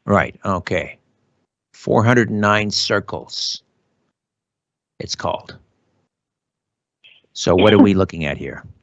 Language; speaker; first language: English; native; English